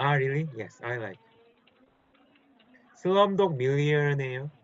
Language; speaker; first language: English; non-native, learner; Korean